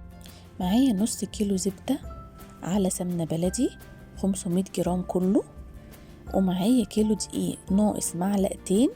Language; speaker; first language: Arabic; native; Arabic